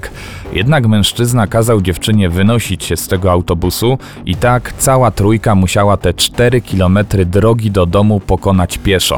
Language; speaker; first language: Polish; native; Polish